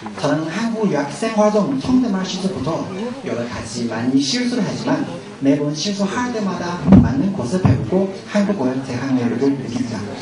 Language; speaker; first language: Korean; non-native, learner; Chinese